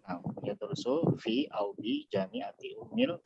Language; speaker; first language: Arabic; non-native, fluent; Indonesian